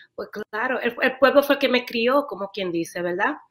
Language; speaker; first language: Spanish; early bilingual, heritage; Spanish